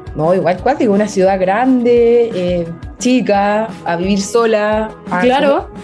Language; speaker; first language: Spanish; native; Spanish